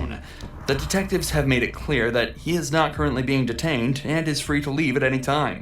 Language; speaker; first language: English; native; English